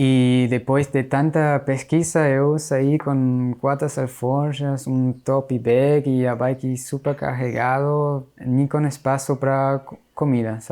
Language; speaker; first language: Portuguese; non-native, fluent; German